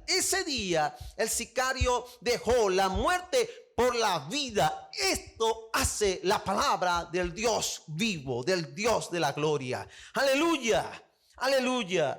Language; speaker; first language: Spanish; native; Spanish